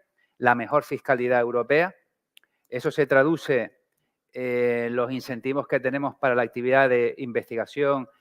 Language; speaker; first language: Spanish; native; Spanish